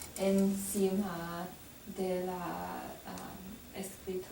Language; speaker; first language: Spanish; non-native, learner; English